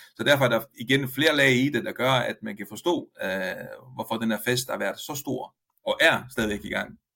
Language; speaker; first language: Danish; non-native, fluent; Italian